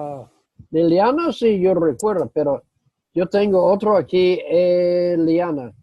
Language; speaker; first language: Spanish; non-native, fluent; English